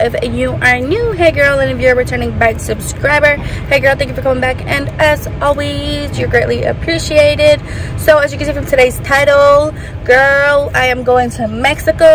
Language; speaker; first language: English; early bilingual, other home language; Spanish